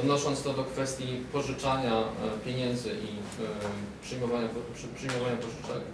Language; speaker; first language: Polish; native; Polish